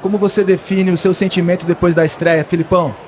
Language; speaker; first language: Portuguese; native; Portuguese